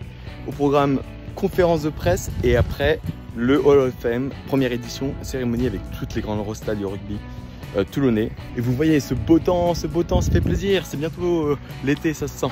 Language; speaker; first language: French; native; French